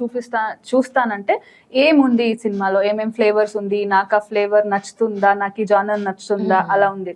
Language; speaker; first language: Telugu; non-native, learner; Kannada